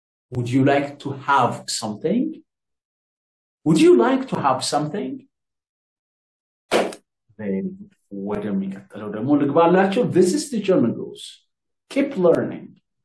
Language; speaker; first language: English; non-native, fluent; Amharic